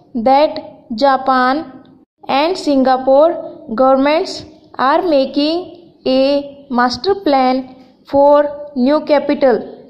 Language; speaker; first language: English; non-native, local second language; Hindi